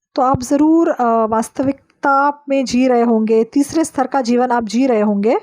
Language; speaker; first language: Hindi; native; Hindi